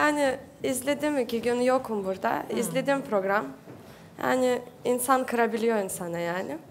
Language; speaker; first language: Turkish; non-native, learner; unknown